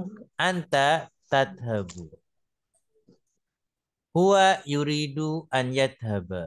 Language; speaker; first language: Arabic; non-native, fluent; Indonesian